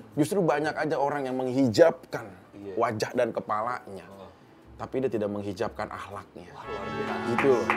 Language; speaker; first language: Indonesian; native; Indonesian